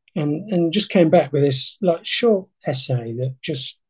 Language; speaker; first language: English; native; English